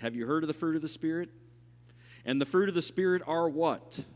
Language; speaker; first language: English; native; English